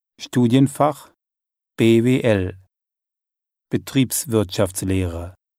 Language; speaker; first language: German; native; German